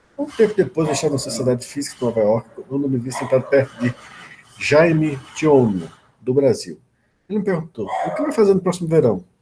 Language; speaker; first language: Portuguese; native; Portuguese